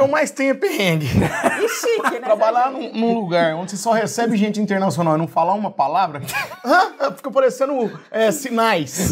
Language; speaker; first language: Portuguese; native; Portuguese